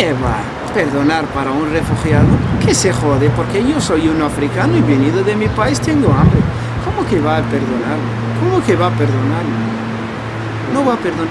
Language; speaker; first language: Spanish; non-native, learner; Arabic